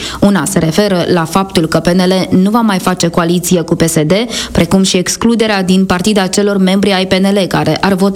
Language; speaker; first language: Romanian; native; Romanian